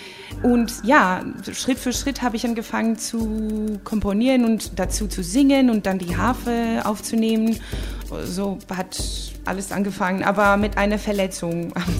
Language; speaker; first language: German; non-native, fluent; Greek